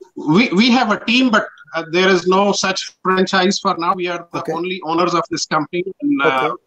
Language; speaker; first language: English; non-native, local second language; Pashto